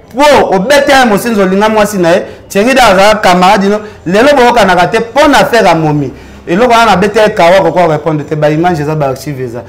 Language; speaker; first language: Lingala; native; Lingala